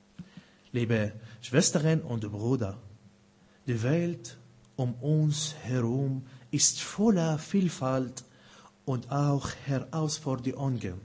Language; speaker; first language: German; non-native, fluent; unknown